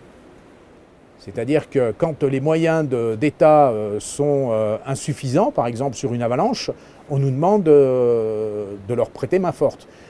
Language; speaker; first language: French; native; French